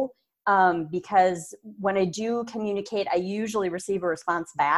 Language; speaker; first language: English; native; English